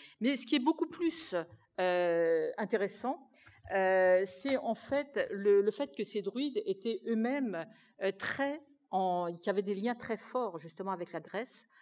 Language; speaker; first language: French; native; French